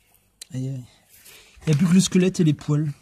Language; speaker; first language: French; native; French